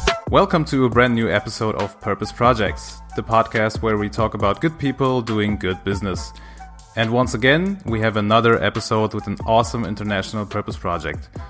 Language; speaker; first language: English; non-native, fluent; German